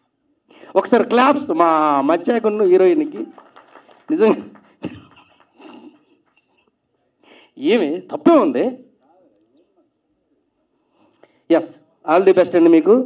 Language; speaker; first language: Telugu; native; Telugu